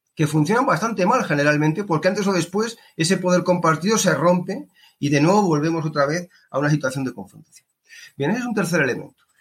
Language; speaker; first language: Spanish; native; Spanish